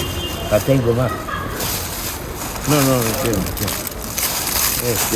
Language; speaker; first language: Spanish; non-native, learner; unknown